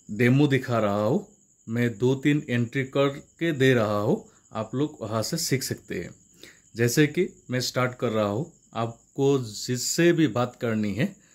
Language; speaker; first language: Hindi; non-native, local second language; Assamese